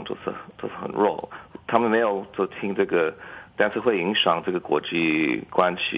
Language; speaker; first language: Chinese; early bilingual, heritage; English